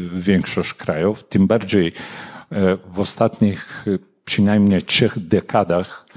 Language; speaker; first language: Polish; non-native, fluent; Kurdish